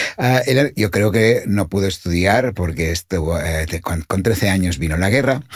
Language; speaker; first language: Spanish; non-native, local second language; Catalan